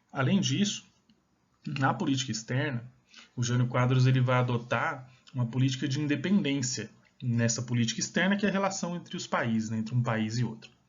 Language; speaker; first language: Portuguese; native; Portuguese